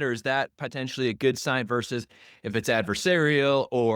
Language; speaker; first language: English; native; English